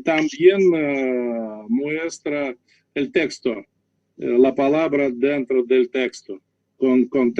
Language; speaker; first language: Spanish; non-native, learner; Russian